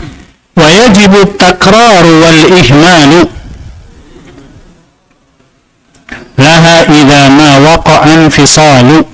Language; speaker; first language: Arabic; non-native, fluent; Indonesian